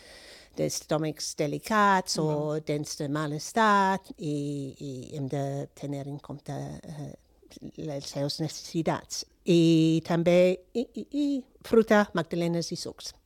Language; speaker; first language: Catalan; non-native, fluent; English